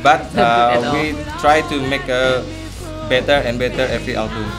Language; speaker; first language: English; non-native, learner; Indonesian